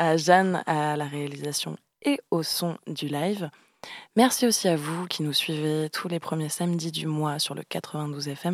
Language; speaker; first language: French; native; French